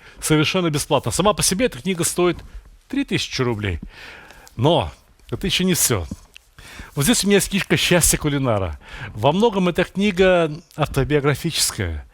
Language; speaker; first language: Russian; native; Russian